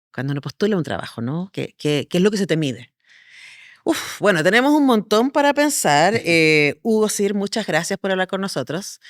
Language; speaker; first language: Spanish; native; Spanish